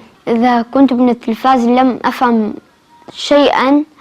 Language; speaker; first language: Arabic; non-native, local second language; Central Kurdish